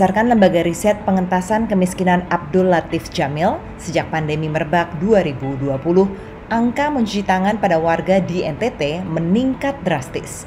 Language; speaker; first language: Indonesian; native; Indonesian